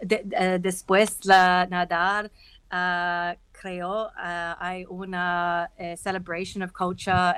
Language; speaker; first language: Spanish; non-native, learner; English